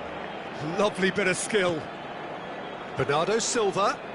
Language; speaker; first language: English; native; English